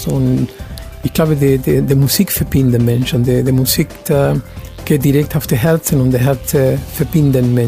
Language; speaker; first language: German; non-native, fluent; Spanish